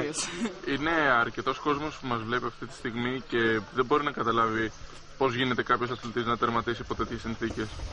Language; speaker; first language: Greek; native; Greek